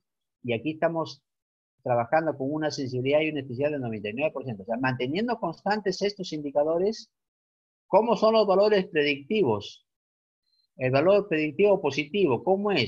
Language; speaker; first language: Spanish; native; Spanish